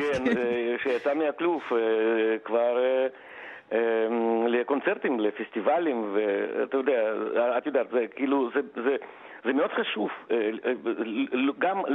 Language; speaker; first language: Hebrew; non-native, fluent; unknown